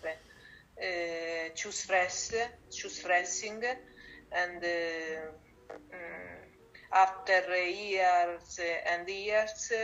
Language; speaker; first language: English; non-native, learner; Italian